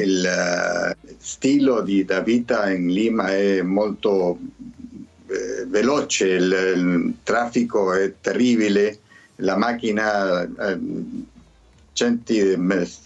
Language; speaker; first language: Italian; early bilingual, heritage; Spanish